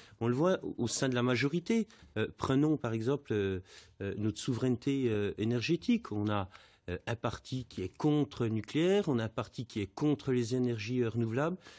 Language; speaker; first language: French; native; French